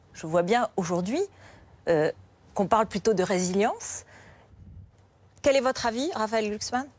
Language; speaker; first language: French; native; French